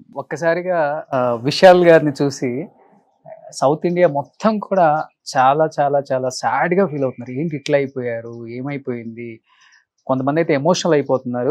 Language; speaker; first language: Telugu; native; Telugu